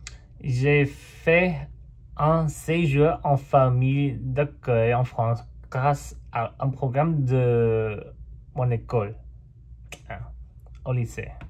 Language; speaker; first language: French; non-native, fluent; English